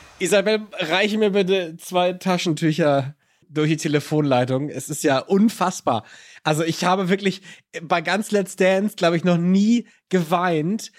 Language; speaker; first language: German; native; German